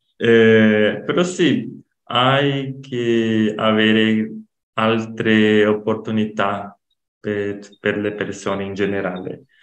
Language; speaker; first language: Italian; non-native, learner; Portuguese